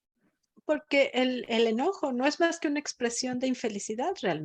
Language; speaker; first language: Spanish; native; Spanish